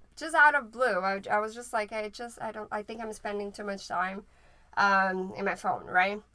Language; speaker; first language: English; non-native, fluent; Portuguese